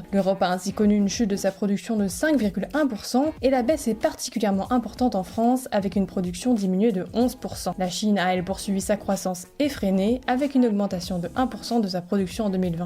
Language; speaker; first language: French; native; French